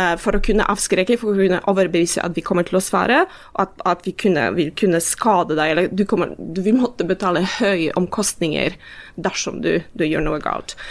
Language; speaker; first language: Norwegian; non-native, fluent; Polish